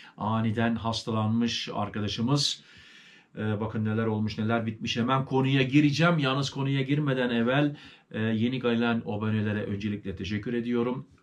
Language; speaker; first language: Turkish; early bilingual, heritage; Turkish